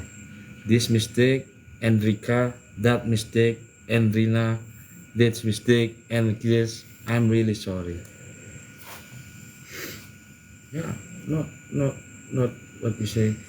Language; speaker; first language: English; non-native, learner; Indonesian